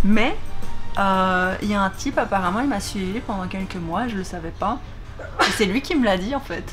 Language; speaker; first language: French; native; French